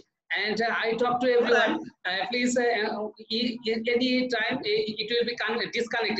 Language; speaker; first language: English; non-native, learner; Bangla